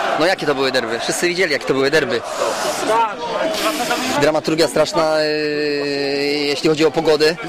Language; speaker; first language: Polish; native; Polish